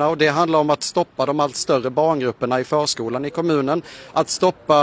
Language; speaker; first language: Swedish; native; Swedish